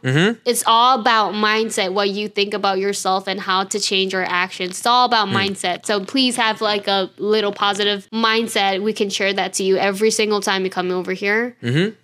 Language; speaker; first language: English; non-native, fluent; Japanese